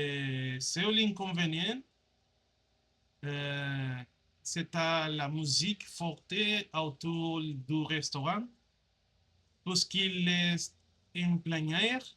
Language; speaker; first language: French; non-native, learner; Spanish